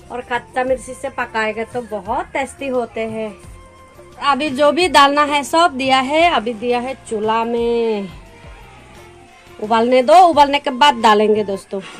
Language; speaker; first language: Hindi; non-native, local second language; Chakma